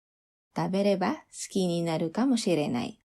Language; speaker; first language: Japanese; non-native, fluent; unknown